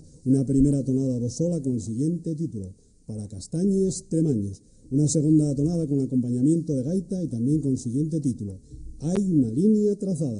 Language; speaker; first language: Spanish; native; Spanish